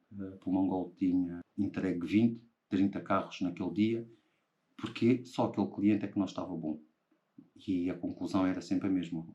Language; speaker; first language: Portuguese; native; Portuguese